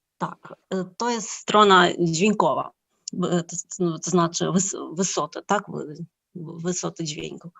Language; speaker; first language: Polish; non-native, fluent; Ukrainian